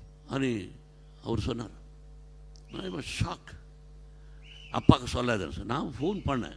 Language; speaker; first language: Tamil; non-native, learner; Telugu